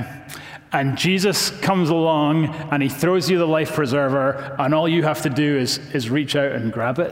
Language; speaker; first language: English; native; English